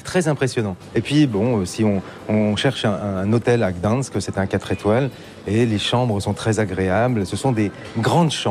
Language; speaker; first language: French; native; French